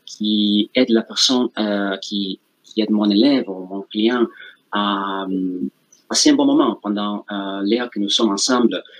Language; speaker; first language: French; non-native, fluent; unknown